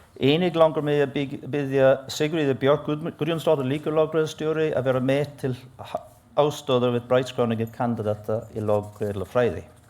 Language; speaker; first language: Icelandic; non-native, fluent; English